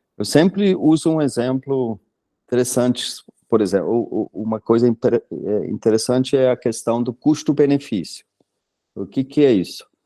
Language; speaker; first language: Portuguese; non-native, fluent; German